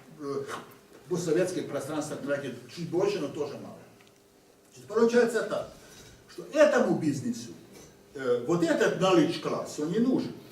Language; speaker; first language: Russian; non-native, fluent; Hungarian